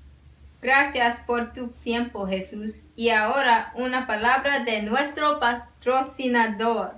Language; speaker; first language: Spanish; non-native, learner; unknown